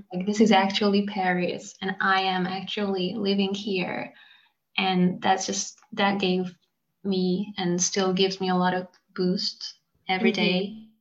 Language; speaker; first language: English; non-native, fluent; Hungarian